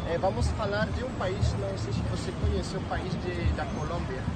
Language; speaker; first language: Portuguese; non-native, learner; French